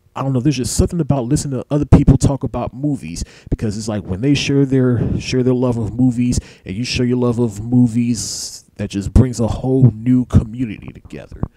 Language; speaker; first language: English; native; English